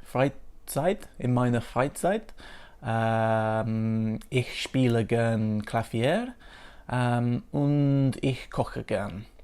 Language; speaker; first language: German; non-native, learner; English